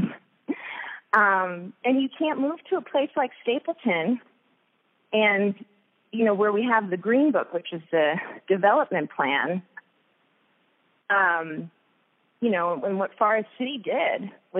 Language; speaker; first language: English; native; English